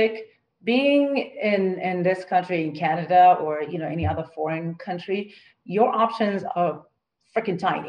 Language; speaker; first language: English; non-native, fluent; Arabic